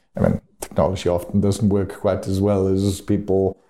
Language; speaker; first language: English; non-native, fluent; German